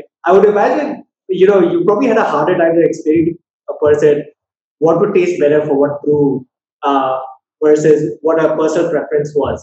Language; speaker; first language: English; non-native, local second language; Tamil